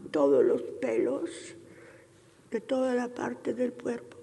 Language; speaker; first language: Spanish; early bilingual, heritage; Ladino